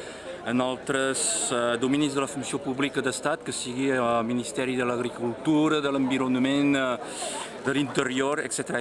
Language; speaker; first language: Catalan; non-native, local second language; French